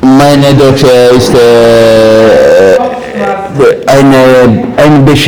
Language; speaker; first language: German; non-native, learner; French